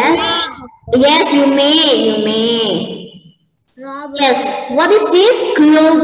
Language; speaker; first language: English; non-native, learner; Indonesian